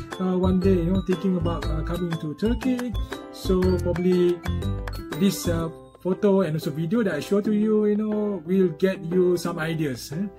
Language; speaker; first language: English; non-native, local second language; Malay